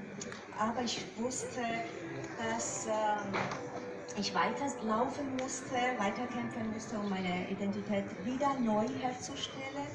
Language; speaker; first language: German; non-native, fluent; Georgian